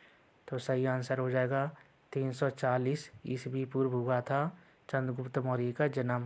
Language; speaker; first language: Hindi; native; Hindi